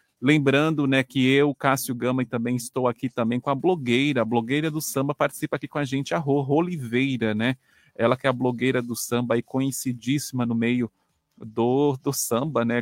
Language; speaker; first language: Portuguese; native; Portuguese